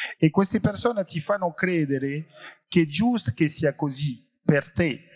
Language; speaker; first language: Italian; non-native, fluent; French